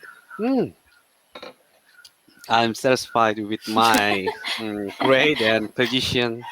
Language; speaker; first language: English; non-native, learner; Korean